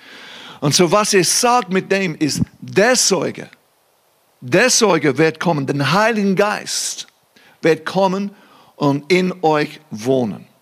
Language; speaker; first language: German; non-native, fluent; English